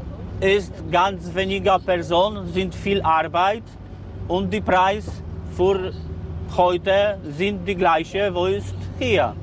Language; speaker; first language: German; non-native, learner; Polish